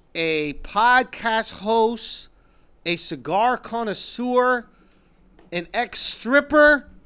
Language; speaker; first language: English; native; English